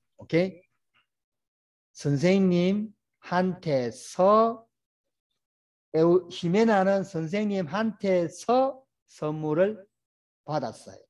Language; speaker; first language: Korean; native; Korean